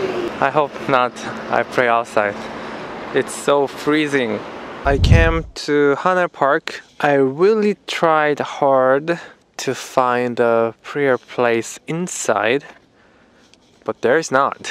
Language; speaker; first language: English; non-native, learner; Korean